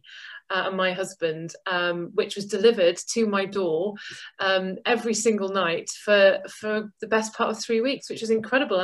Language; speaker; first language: English; native; English